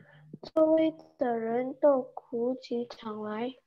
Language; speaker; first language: Chinese; non-native, learner; Indonesian